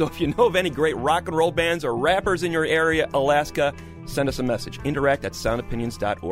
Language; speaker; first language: English; native; English